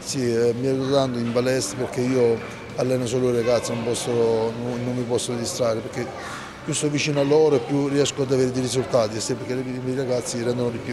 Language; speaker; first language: Italian; native; Italian